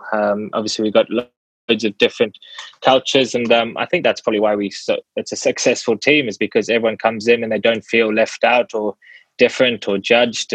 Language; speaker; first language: English; native; English